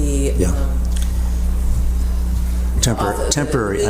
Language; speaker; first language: English; native; English